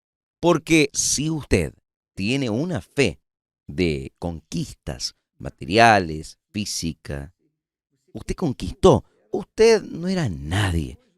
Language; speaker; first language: Spanish; non-native, fluent; Portuguese